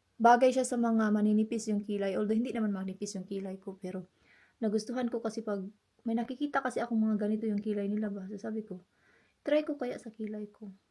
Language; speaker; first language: Filipino; non-native, local second language; Cebuano